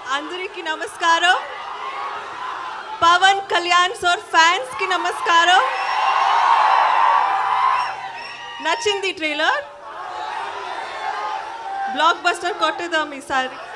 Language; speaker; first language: Telugu; non-native, learner; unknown